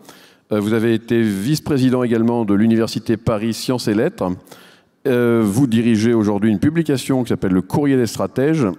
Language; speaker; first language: French; native; French